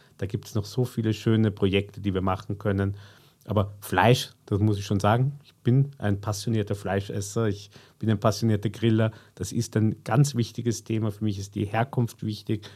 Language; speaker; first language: German; native; German